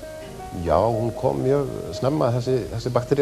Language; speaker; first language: Icelandic; native; Icelandic